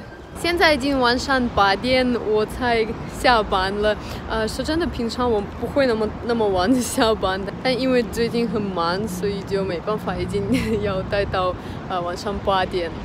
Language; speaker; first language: Chinese; non-native, fluent; Russian